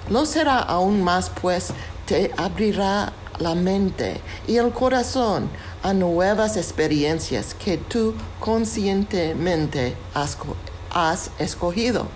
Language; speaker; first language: Spanish; non-native, fluent; English